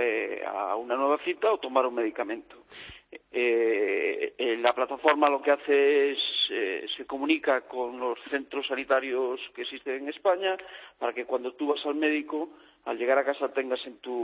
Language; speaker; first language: Spanish; native; Spanish